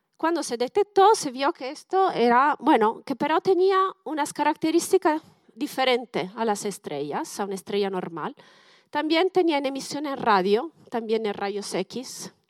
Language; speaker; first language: Spanish; non-native, fluent; Italian